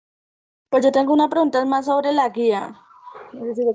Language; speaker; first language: Spanish; native; Spanish